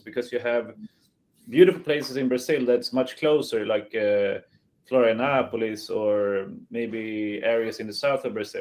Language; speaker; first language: English; non-native, fluent; Swedish